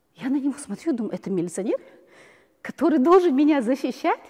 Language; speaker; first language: Russian; non-native, local second language; Chechen